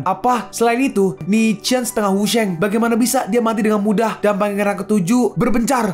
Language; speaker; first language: Indonesian; native; Indonesian